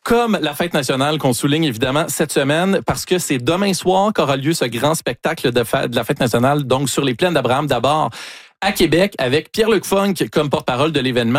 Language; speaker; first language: French; native; French